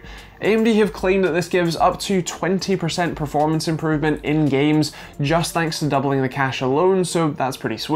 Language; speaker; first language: English; native; English